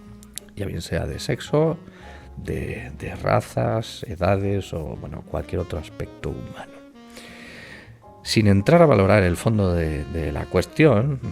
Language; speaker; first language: Spanish; native; Spanish